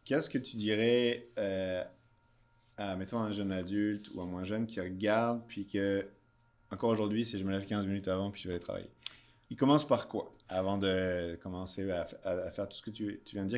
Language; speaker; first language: French; native; French